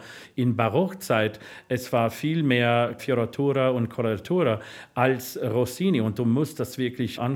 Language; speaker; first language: German; non-native, fluent; English